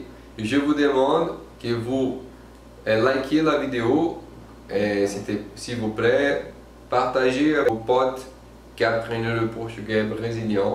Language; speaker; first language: French; non-native, fluent; Portuguese